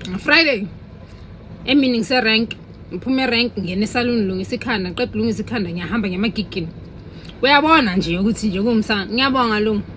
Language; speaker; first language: Zulu; non-native, local second language; Southern Sotho